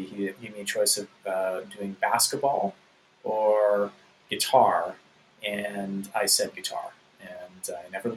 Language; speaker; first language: English; native; English